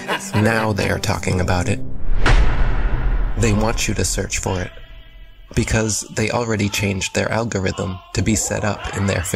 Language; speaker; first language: English; native; English